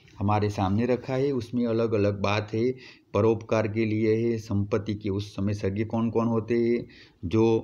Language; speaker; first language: Hindi; non-native, local second language; Gujarati